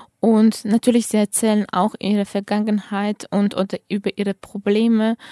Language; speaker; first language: German; non-native, fluent; Tajik